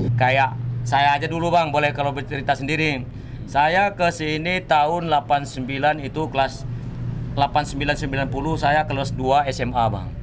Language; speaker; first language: Indonesian; non-native, local second language; Minangkabau